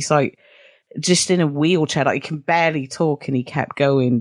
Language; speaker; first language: English; native; English